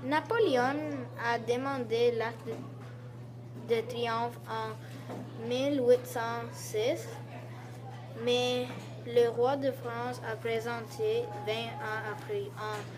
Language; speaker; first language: French; non-native, learner; English